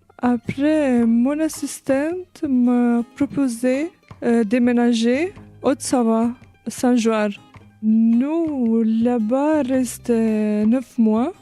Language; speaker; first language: French; non-native, learner; Albanian